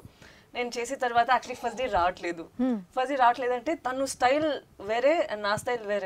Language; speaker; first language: Telugu; non-native, local second language; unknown